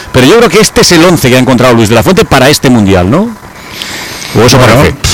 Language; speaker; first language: Spanish; native; Spanish